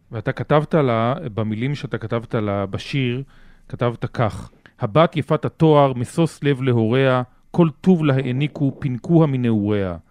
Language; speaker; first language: Hebrew; native; Hebrew